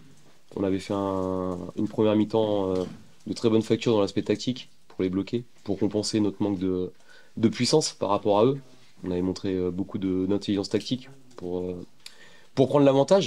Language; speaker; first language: French; native; French